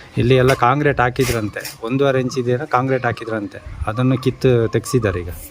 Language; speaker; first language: Kannada; native; Kannada